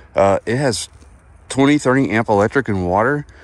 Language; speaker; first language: English; native; English